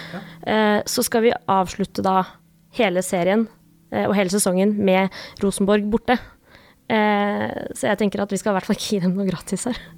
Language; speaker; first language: Norwegian; native; Norwegian